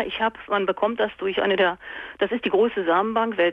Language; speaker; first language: German; native; German